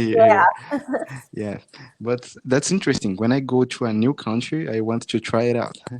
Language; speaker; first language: English; non-native, fluent; Portuguese